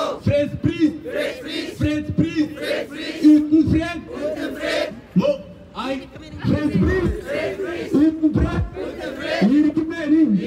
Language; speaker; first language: Norwegian; non-native, learner; Oromo